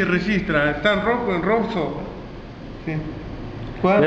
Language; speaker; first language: Italian; non-native, learner; Spanish